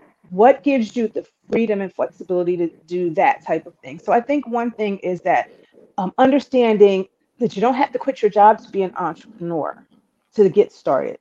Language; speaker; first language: English; native; English